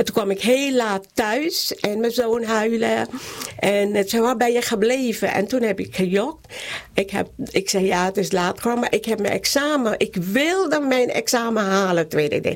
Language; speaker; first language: Dutch; non-native, local second language; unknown